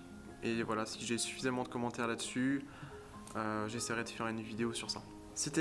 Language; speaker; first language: French; native; French